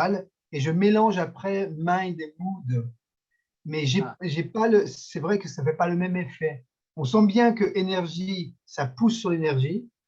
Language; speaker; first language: French; native; French